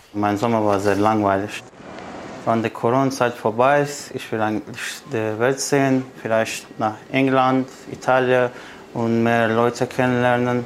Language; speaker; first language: German; non-native, learner; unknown